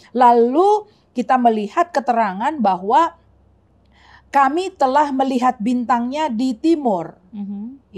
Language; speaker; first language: Indonesian; native; Indonesian